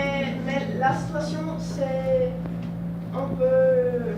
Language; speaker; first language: French; non-native, learner; Portuguese